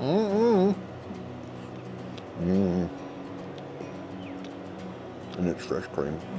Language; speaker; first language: English; native; English